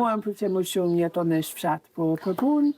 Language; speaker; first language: Albanian; non-native, learner; English